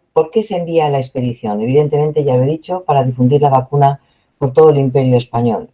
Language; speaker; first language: Spanish; native; Spanish